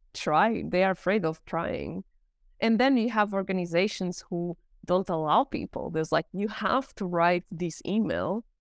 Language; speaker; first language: English; non-native, fluent; Portuguese